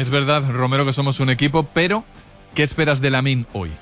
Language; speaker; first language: Spanish; native; Spanish